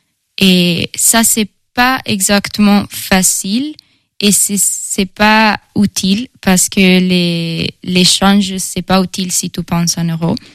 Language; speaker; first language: French; non-native, fluent; Italian